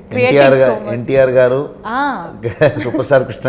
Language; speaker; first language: Telugu; non-native, learner; Kannada